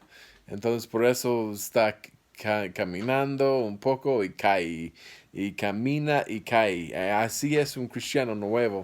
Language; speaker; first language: Spanish; non-native, fluent; English